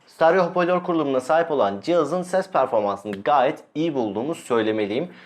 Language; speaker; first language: Turkish; native; Turkish